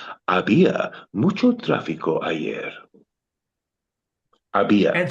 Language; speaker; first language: Spanish; non-native, fluent; English